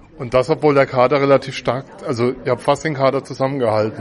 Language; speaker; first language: German; native; German